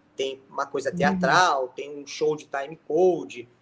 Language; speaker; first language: Portuguese; native; Portuguese